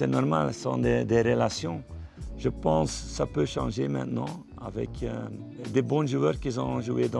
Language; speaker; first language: French; non-native, fluent; Dutch